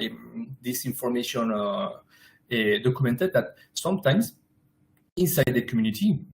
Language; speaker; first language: English; non-native, fluent; Spanish